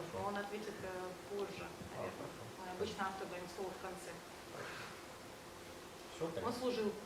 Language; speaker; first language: Russian; native; Russian